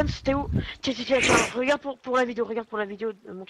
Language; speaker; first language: French; native; French